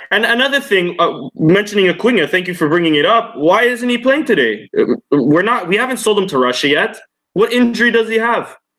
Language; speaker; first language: English; early bilingual, other home language; Portuguese